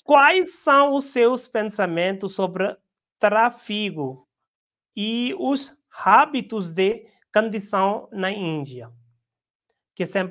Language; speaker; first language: Portuguese; non-native, learner; Hindi